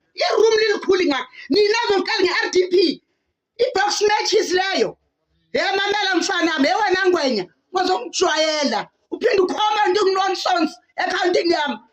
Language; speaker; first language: Zulu; non-native, local second language; Southern Sotho